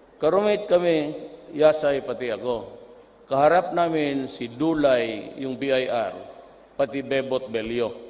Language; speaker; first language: Filipino; non-native, local second language; Cebuano